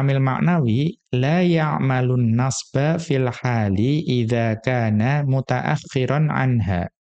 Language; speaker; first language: Arabic; non-native, fluent; Indonesian